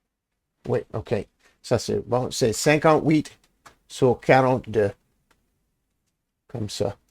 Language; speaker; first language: French; non-native, learner; English